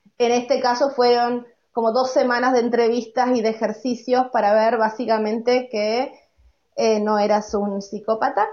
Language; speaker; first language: Spanish; native; Spanish